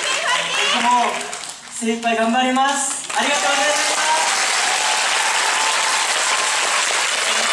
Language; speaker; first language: Japanese; non-native, fluent; Korean